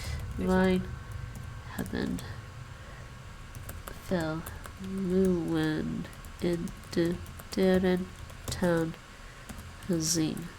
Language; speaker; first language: Dutch; non-native, learner; English